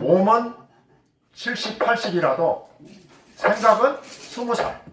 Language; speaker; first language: Korean; native; Korean